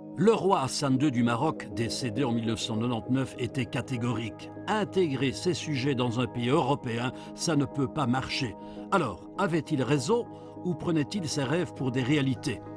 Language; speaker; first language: French; native; French